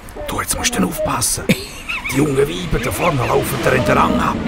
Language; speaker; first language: German; native; German